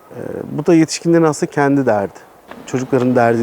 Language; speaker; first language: Turkish; native; Turkish